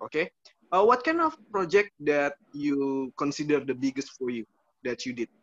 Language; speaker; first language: English; non-native, learner; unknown